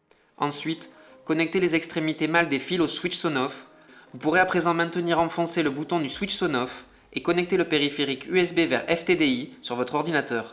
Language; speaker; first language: French; native; French